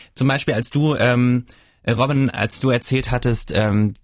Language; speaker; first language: German; native; German